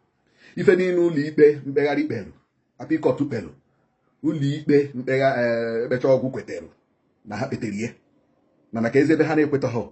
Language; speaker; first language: Igbo; native; Igbo